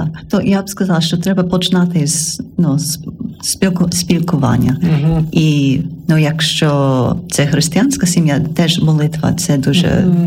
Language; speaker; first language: Ukrainian; non-native, learner; English